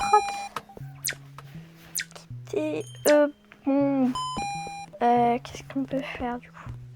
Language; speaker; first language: French; native; French